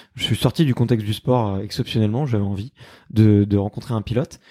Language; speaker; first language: French; native; French